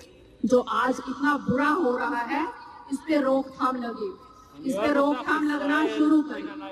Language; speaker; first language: Hindi; native; Hindi